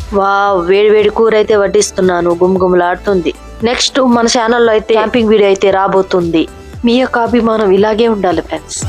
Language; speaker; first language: Telugu; non-native, local second language; Koya